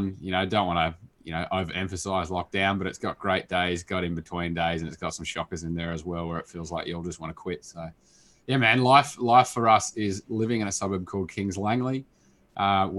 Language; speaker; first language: English; native; English